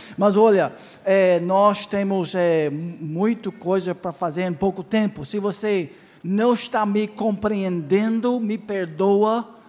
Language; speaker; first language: Portuguese; non-native, fluent; English